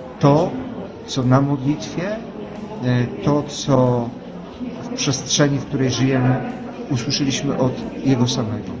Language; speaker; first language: Polish; native; Polish